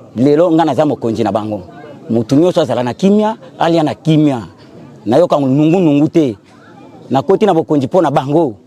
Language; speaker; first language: Lingala; non-native, local second language; Kituba (Democratic Republic of Congo)